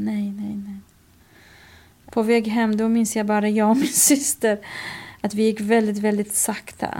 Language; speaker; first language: Swedish; non-native, fluent; Kurdish